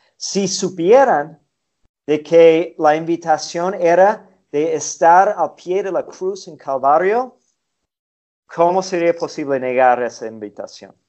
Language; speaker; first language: Spanish; non-native, fluent; English